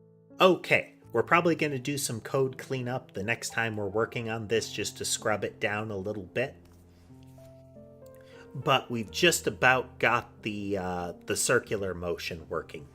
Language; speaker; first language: English; native; English